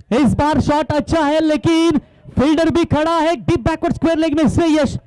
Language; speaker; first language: Hindi; non-native, local second language; Marathi